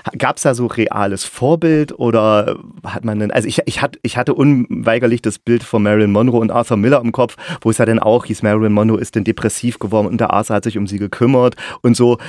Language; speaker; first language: German; native; German